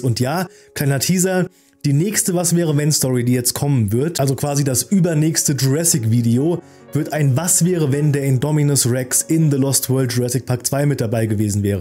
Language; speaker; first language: German; native; German